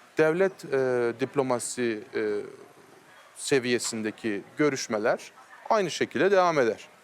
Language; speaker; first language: Turkish; early bilingual, heritage; Turkish